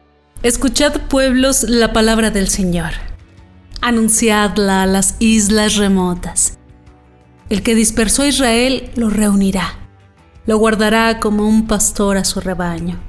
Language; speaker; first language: Spanish; native; Spanish